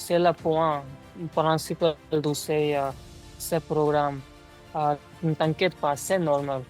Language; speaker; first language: French; non-native, learner; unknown